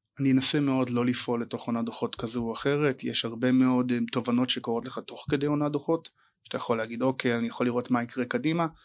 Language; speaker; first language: Hebrew; native; Hebrew